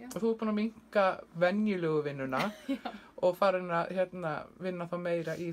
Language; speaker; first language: Icelandic; native; Icelandic